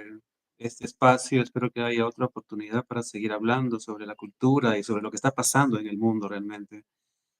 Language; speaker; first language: Spanish; native; Spanish